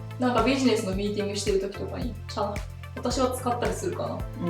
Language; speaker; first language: Japanese; native; Japanese